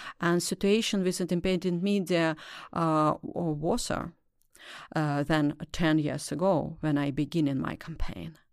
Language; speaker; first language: English; non-native, learner; Russian